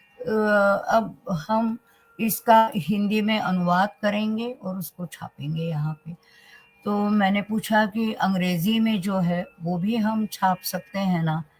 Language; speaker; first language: Hindi; non-native, local second language; Marathi